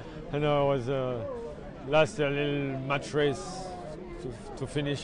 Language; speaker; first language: English; non-native, learner; French